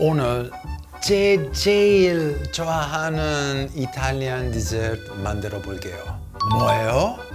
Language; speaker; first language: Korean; non-native, learner; Italian